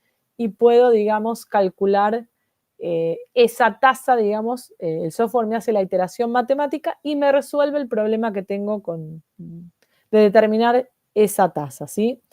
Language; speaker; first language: Spanish; native; Spanish